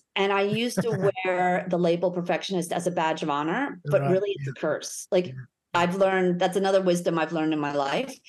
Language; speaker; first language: English; native; English